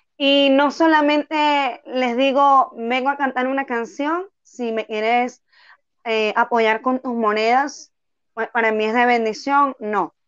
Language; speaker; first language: Spanish; native; Spanish